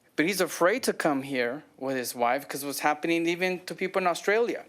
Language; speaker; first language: English; native; English